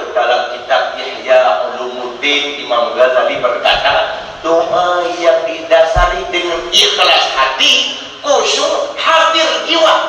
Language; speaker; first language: Malay; non-native, local second language; Achinese